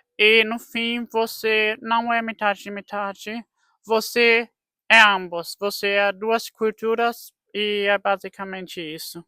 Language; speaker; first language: Portuguese; early bilingual, heritage; Portuguese